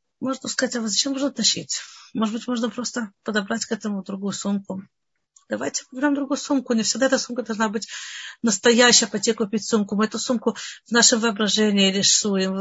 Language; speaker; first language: Russian; early bilingual, heritage; Russian